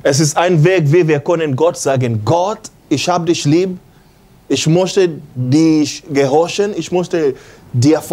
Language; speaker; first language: German; non-native, learner; English